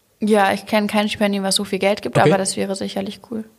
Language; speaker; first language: German; native; German